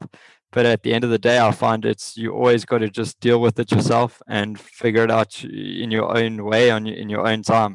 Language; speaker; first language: English; native; English